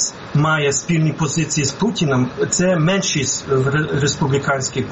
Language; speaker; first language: Ukrainian; non-native, fluent; English